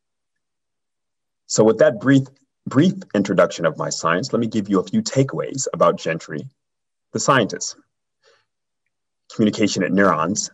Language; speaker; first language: English; native; English